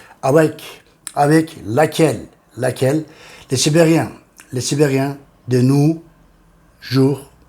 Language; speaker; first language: French; non-native, fluent; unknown